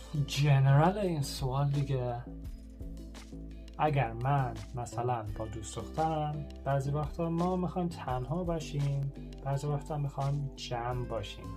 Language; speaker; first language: Persian; early bilingual, heritage; Persian